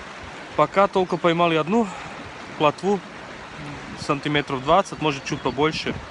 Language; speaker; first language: Russian; early bilingual, heritage; Russian